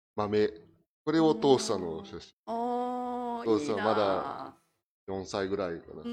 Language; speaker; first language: Japanese; non-native, fluent; Portuguese